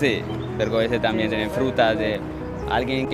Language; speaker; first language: Spanish; non-native, learner; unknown